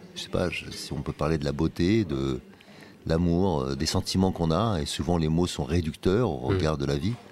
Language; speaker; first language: French; native; French